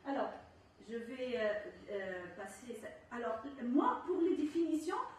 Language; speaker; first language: French; non-native, local second language; Arabic